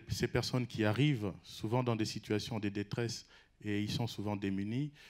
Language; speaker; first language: French; non-native, local second language; Lingala